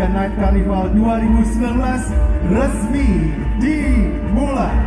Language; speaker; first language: Indonesian; native; Indonesian